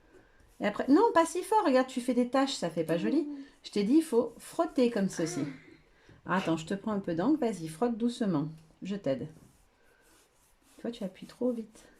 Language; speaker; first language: French; native; French